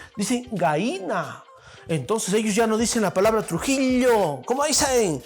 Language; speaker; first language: Spanish; native; Spanish